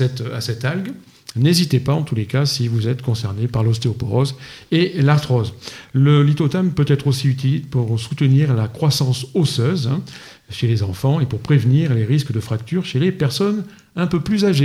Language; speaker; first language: French; native; French